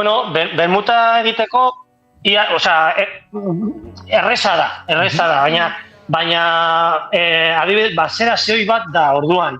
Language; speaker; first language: Basque; non-native, local second language; Spanish